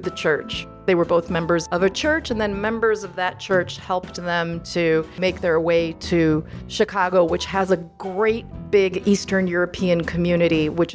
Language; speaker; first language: English; early bilingual, other home language; Macedonian